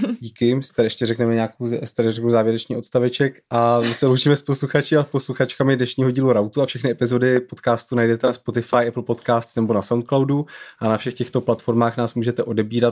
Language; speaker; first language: Czech; native; Czech